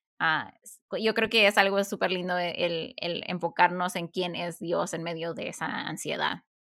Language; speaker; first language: Spanish; early bilingual, heritage; Spanish